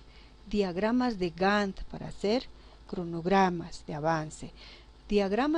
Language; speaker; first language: Spanish; native; Spanish